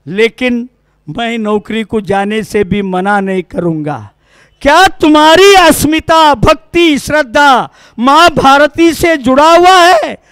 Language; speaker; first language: Hindi; non-native, local second language; Kannada